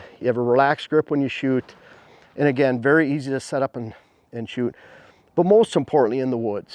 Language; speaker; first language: English; native; English